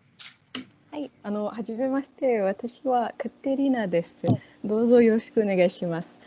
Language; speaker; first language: Japanese; non-native, fluent; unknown